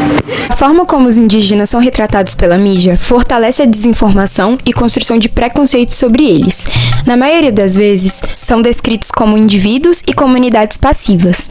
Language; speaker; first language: Portuguese; native; Portuguese